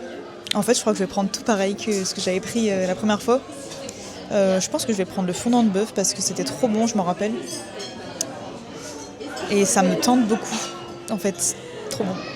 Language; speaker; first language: French; native; French